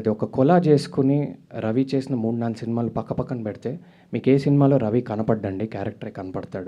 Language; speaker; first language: Telugu; native; Telugu